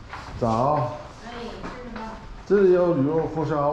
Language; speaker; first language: Chinese; non-native, learner; English